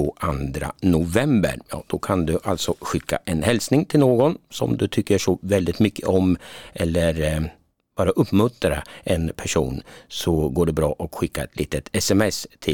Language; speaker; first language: Swedish; native; Swedish